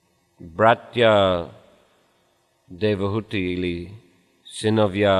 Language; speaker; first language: Russian; non-native, fluent; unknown